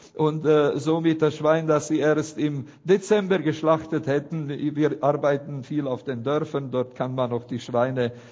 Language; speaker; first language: German; non-native, fluent; Romanian